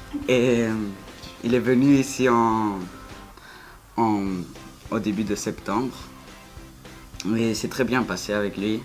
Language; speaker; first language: French; non-native, fluent; Spanish